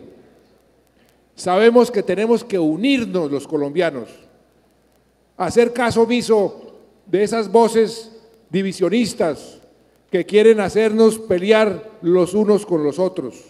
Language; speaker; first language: Spanish; native; Spanish